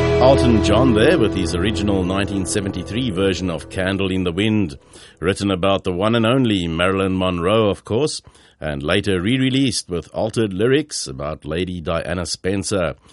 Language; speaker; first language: English; early bilingual, other home language; Afrikaans